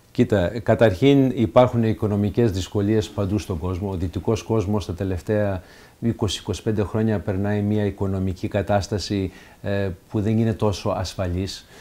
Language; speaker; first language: Greek; early bilingual, heritage; Greek